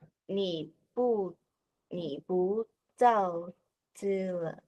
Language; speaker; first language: Chinese; non-native, learner; Vietnamese